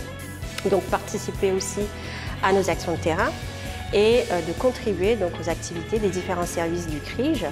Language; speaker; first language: French; native; French